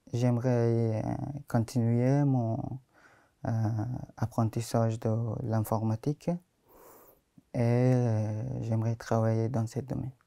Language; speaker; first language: French; non-native, learner; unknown